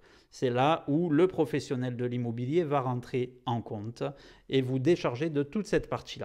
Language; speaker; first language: French; native; French